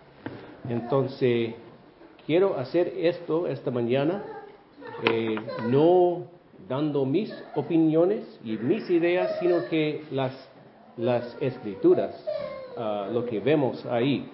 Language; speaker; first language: Spanish; non-native, fluent; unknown